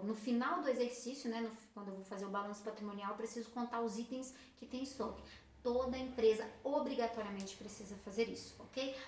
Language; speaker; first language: Portuguese; native; Portuguese